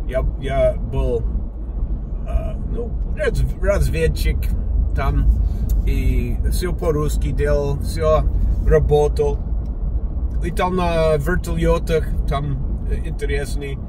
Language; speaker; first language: Russian; non-native, fluent; English